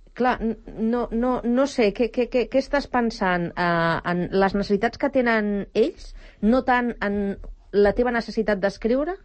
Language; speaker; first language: Catalan; native; Catalan